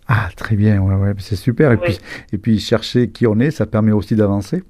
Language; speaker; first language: French; native; French